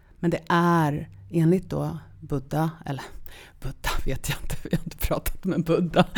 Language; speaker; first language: Swedish; early bilingual, other home language; Polish